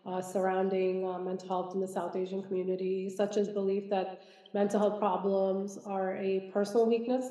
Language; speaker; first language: English; non-native, local second language; Malayalam